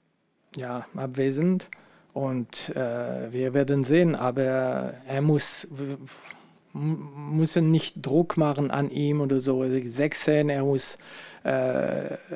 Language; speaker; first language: German; non-native, fluent; French